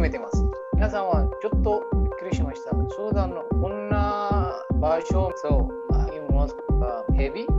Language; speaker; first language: Japanese; non-native, learner; Arabic